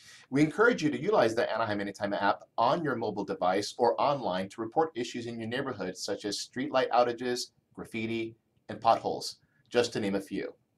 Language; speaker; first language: English; native; English